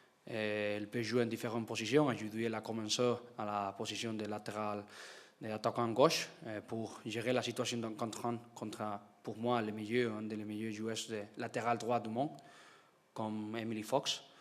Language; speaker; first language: French; non-native, learner; Spanish